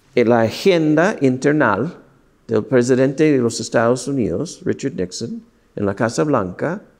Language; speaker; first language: Spanish; non-native, fluent; English